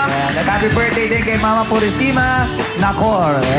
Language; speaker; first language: Filipino; native; Filipino